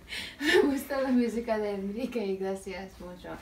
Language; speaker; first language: Spanish; non-native, learner; English